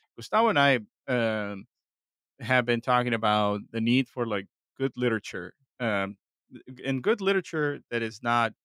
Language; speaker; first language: English; non-native, fluent; Spanish